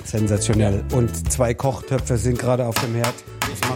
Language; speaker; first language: German; native; German